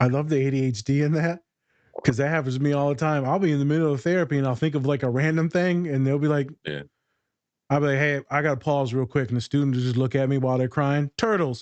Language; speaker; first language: English; native; English